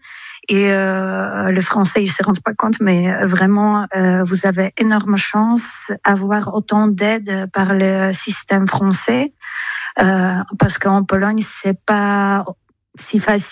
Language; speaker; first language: French; non-native, fluent; Polish